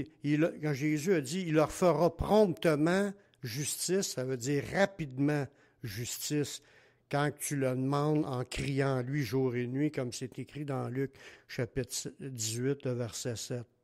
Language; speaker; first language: French; native; French